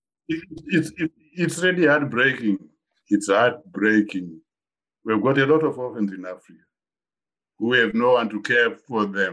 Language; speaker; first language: English; non-native, local second language; Shona